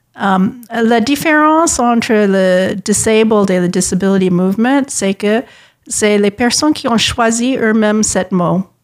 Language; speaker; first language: French; non-native, fluent; English